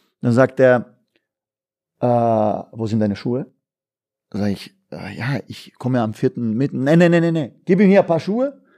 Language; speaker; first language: German; non-native, fluent; Bosnian